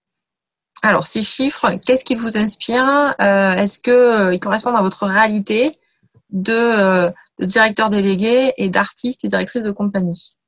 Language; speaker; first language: French; native; French